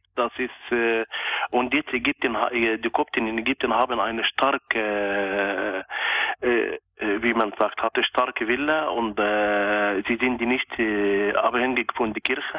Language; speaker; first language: German; non-native, local second language; Arabic